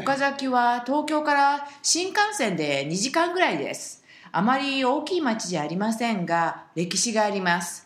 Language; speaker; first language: Japanese; native; Japanese